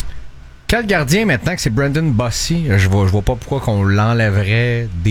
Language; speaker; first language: French; native; French